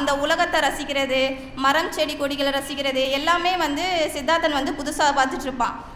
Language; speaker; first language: Tamil; native; Tamil